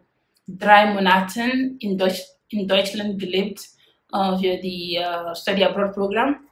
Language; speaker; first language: German; non-native, learner; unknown